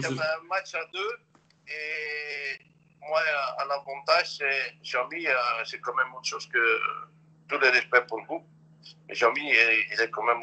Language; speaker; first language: French; non-native, local second language; Dutch